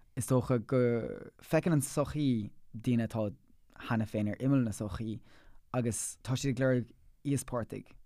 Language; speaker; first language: Irish; non-native, local second language; English